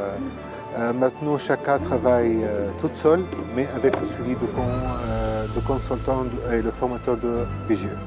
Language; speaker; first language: French; non-native, fluent; Arabic